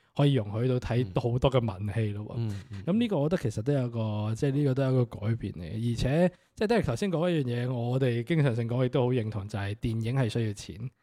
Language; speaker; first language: Cantonese; native; Cantonese